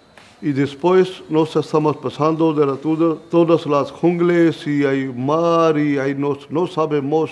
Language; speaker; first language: Spanish; non-native, learner; Punjabi